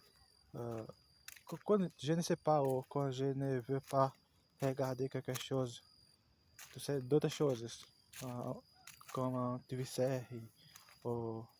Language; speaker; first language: French; non-native, learner; Portuguese